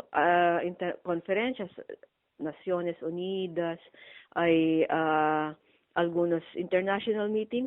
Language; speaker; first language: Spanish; non-native, fluent; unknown